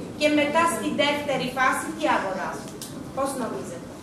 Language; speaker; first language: Greek; non-native, learner; Russian